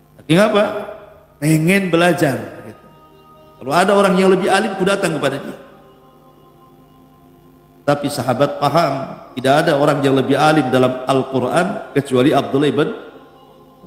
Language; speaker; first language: Indonesian; native; Indonesian